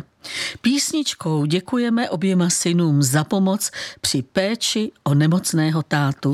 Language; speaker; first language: Czech; native; Czech